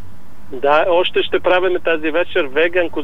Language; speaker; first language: Bulgarian; non-native, learner; Arabic